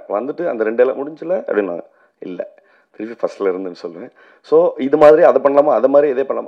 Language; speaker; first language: Tamil; native; Tamil